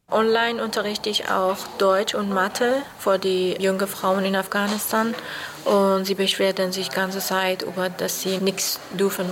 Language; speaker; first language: German; non-native, fluent; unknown